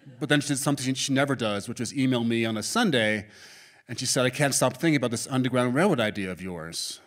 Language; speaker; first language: English; native; English